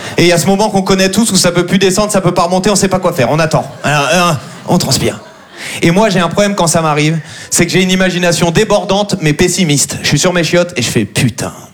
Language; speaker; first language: French; native; French